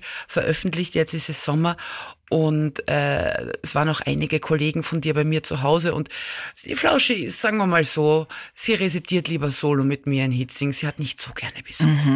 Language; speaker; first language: German; native; German